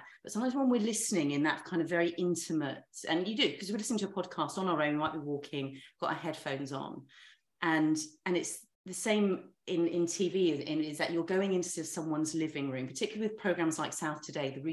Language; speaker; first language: English; native; English